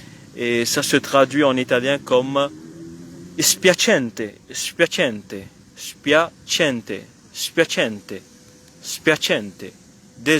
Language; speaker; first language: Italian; non-native, fluent; French